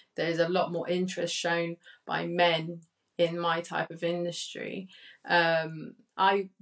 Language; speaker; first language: English; early bilingual, other home language; Spanish